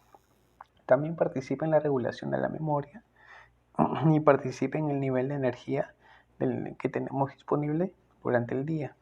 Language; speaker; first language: Spanish; native; Spanish